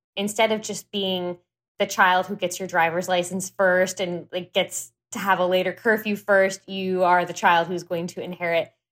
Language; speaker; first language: English; native; English